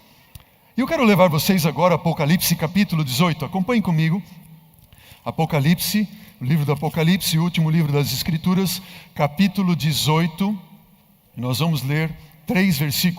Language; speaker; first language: Portuguese; native; Portuguese